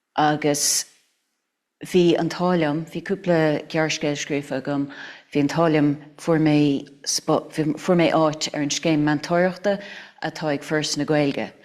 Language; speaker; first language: Irish; non-native, local second language; English